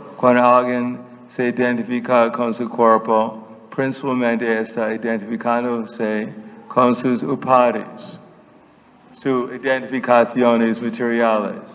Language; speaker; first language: Spanish; non-native, fluent; English